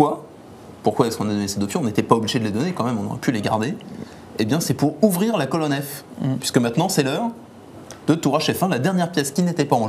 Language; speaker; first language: French; native; French